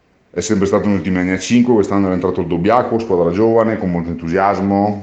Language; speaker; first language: Italian; native; Italian